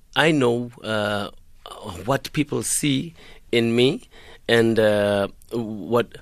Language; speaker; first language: English; non-native, local second language; Xhosa